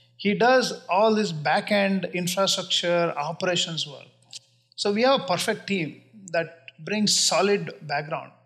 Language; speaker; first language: English; non-native, local second language; Kannada